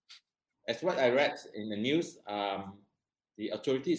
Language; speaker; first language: English; non-native, local second language; Cantonese